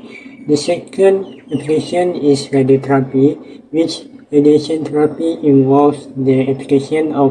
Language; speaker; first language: English; non-native, learner; Malay